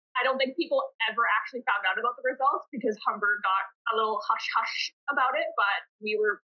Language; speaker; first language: English; native; English